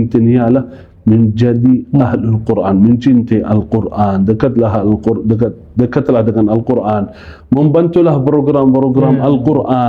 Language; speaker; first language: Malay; non-native, fluent; Arabic